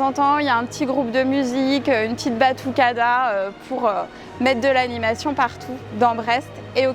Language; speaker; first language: French; native; French